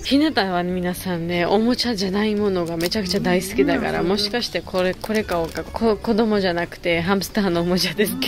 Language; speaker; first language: Japanese; non-native, learner; Georgian